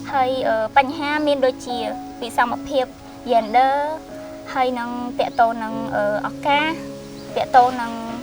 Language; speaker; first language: Khmer; non-native, local second language; Western Cham